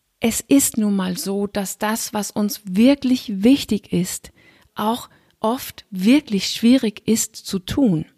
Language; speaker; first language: German; non-native, fluent; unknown